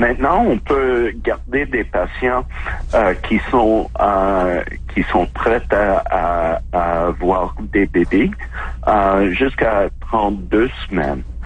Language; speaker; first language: French; non-native, fluent; English